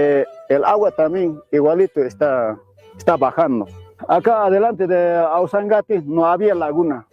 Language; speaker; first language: Spanish; non-native, local second language; Quechua